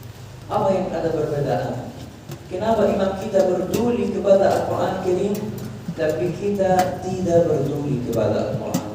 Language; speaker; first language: Indonesian; non-native, fluent; Arabic